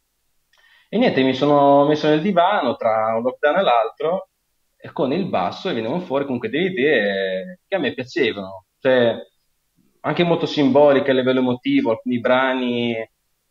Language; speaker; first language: Italian; native; Italian